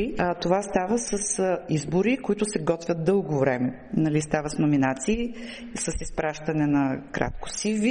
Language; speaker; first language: Bulgarian; native; Bulgarian